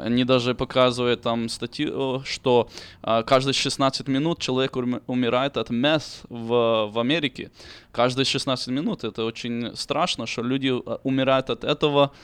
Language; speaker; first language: Russian; early bilingual, heritage; Russian